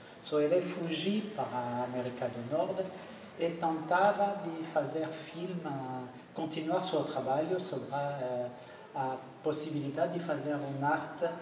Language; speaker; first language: Portuguese; non-native, learner; French